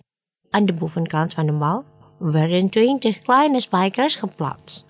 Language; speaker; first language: Dutch; non-native, fluent; Indonesian